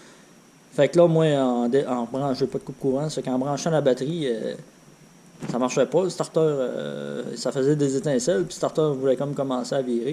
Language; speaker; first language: French; native; French